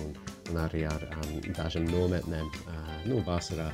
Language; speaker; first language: Latvian; non-native, fluent; English